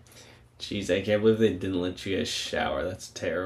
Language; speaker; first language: English; native; English